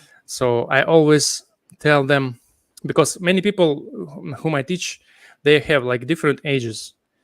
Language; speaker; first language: English; non-native, fluent; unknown